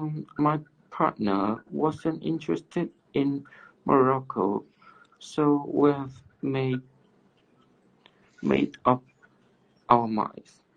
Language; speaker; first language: English; non-native, learner; Cantonese